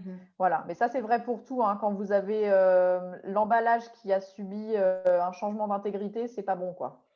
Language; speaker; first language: French; native; French